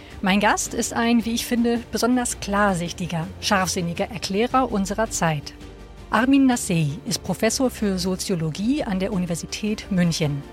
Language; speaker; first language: German; native; German